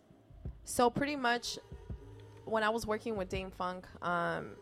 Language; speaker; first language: English; early bilingual, other home language; Spanish